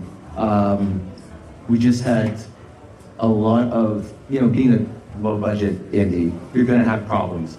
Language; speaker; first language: English; native; English